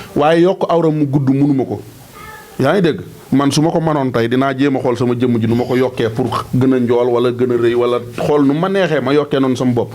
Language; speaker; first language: Wolof; non-native, local second language; Serer